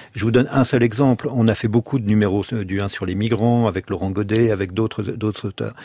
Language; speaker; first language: French; native; French